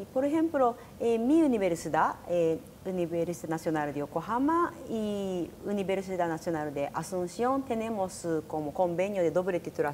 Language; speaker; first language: Spanish; non-native, learner; Japanese